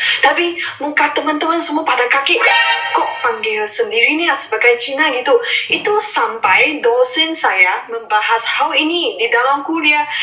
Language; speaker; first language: Indonesian; non-native, fluent; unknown